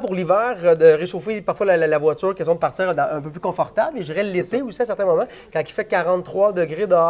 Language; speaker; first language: French; native; French